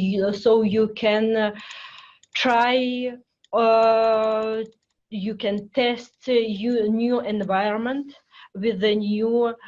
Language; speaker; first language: English; non-native, fluent; French